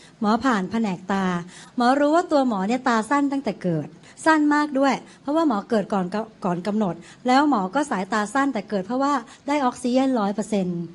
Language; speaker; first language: Thai; native; Thai